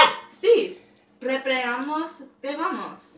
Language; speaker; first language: Spanish; non-native, learner; English